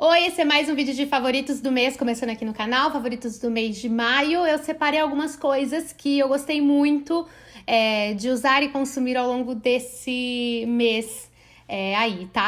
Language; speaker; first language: Portuguese; native; Portuguese